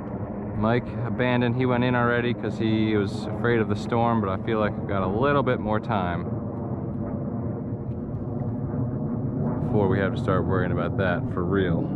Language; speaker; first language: English; native; English